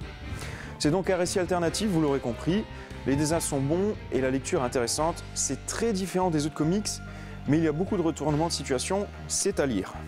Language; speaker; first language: French; native; French